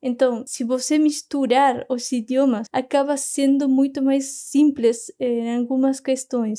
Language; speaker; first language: Portuguese; non-native, fluent; Spanish